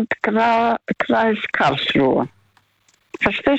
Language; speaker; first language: German; non-native, fluent; Russian